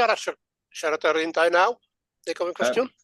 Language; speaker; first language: Welsh; native; Welsh